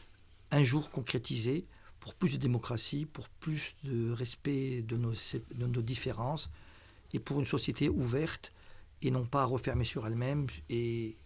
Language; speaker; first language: French; non-native, local second language; Arabic